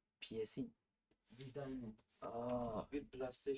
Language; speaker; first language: German; non-native, learner; Swahili